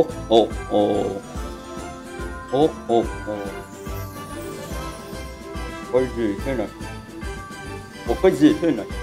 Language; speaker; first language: Vietnamese; native; Vietnamese